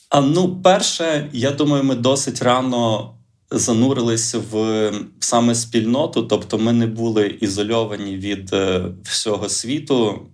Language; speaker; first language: Ukrainian; native; Ukrainian